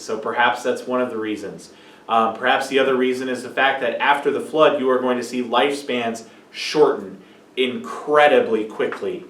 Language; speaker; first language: English; native; English